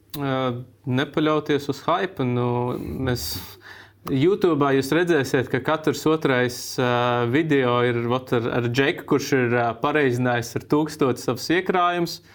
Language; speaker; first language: Latvian; non-native, local second language; Russian